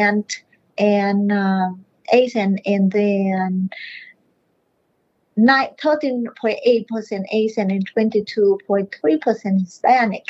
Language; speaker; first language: English; non-native, fluent; Vietnamese